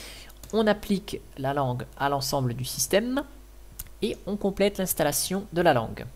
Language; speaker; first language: French; native; French